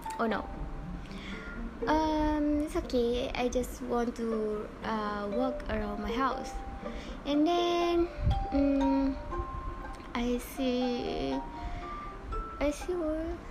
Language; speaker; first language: English; non-native, learner; Malay